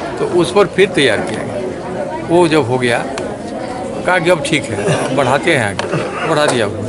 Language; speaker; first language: Hindi; non-native, local second language; Maithili